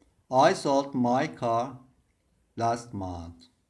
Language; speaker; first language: English; non-native, fluent; Turkish